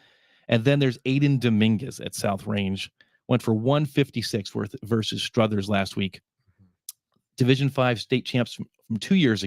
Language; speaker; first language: English; native; English